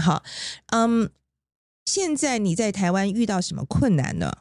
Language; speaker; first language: Chinese; native; Chinese